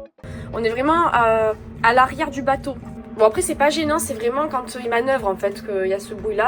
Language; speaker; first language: French; native; French